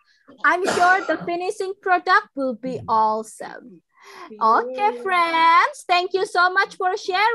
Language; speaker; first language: English; non-native, local second language; Indonesian